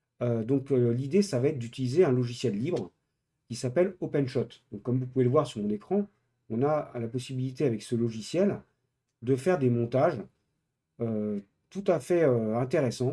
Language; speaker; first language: French; native; French